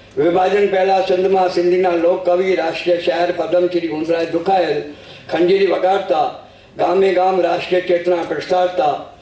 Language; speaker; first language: Gujarati; non-native, local second language; Sindhi